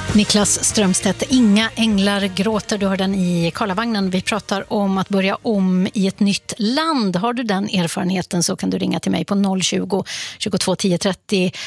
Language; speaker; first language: Swedish; early bilingual, other home language; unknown